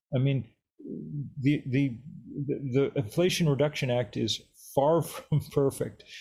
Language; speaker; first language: English; native; English